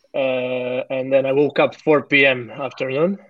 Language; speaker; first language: English; non-native, fluent; Croatian